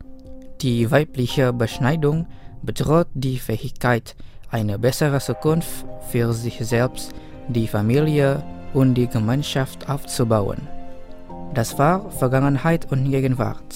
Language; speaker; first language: German; non-native, fluent; Indonesian